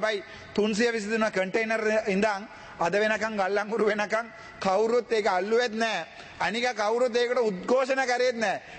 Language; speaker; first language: Sinhala; non-native, local second language; Tamil